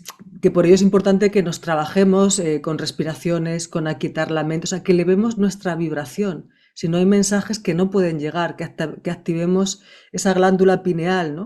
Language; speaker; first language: Spanish; native; Spanish